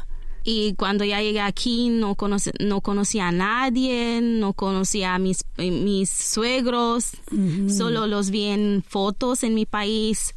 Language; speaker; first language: Spanish; non-native, learner; Romanian